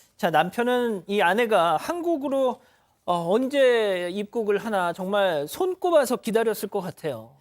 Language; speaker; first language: Korean; native; Korean